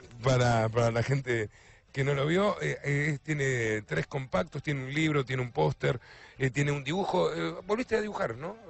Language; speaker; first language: Spanish; native; Spanish